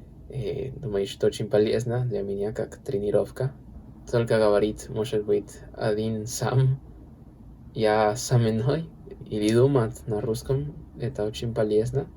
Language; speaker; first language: Russian; non-native, learner; Spanish